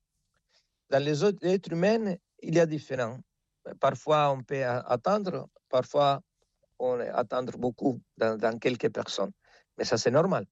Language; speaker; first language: French; non-native, fluent; Spanish